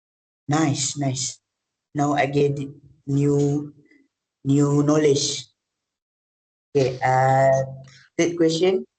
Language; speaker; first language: English; non-native, learner; Malay